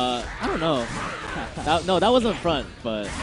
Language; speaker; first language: English; native; English